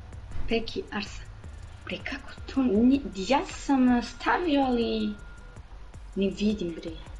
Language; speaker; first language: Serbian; early bilingual, heritage; Serbian